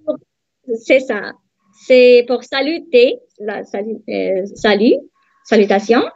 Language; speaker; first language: French; non-native, learner; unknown